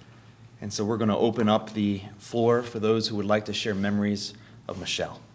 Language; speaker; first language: English; native; English